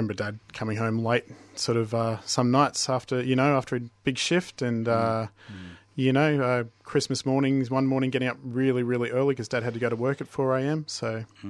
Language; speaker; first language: English; native; English